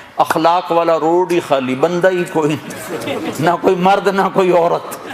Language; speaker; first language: Urdu; non-native, local second language; Punjabi